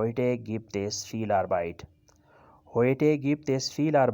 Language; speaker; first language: German; non-native, fluent; Urdu